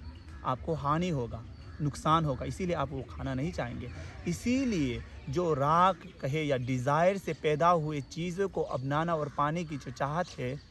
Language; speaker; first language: Hindi; non-native, local second language; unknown